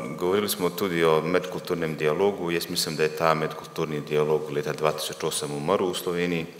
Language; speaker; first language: Slovenian; early bilingual, other home language; Bosnian